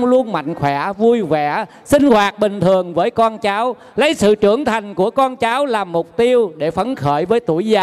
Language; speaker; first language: Vietnamese; native; Vietnamese